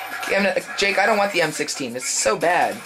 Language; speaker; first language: English; native; English